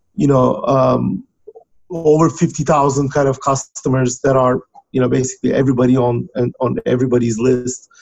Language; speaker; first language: English; non-native, fluent; Turkish